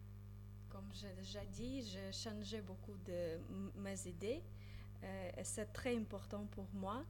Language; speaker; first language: French; non-native, learner; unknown